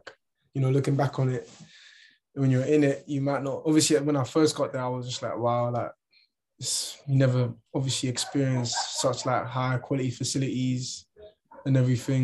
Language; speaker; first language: English; native; English